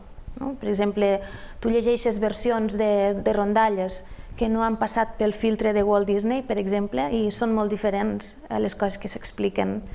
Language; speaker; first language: Catalan; native; Catalan